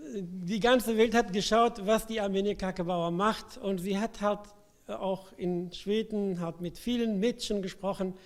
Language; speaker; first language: German; early bilingual, other home language; Central Kurdish